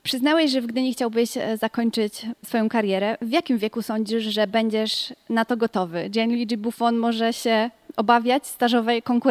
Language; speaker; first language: Polish; native; Polish